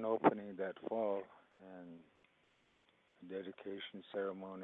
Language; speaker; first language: English; early bilingual, other home language; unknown